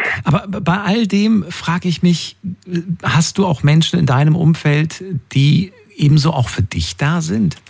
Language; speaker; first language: German; native; German